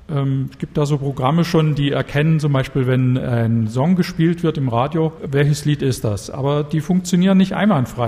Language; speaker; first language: German; native; German